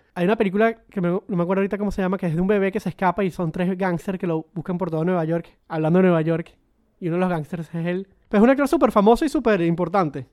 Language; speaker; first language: Spanish; native; Spanish